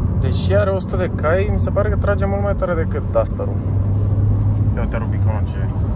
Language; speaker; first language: Romanian; native; Romanian